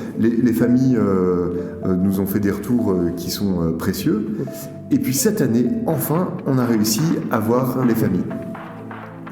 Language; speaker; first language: French; native; French